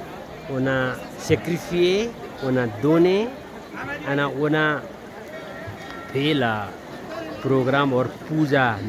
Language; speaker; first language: French; non-native, learner; Nepali